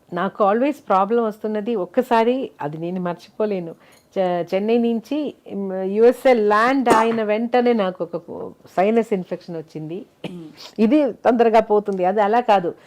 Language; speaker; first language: Telugu; non-native, fluent; Malayalam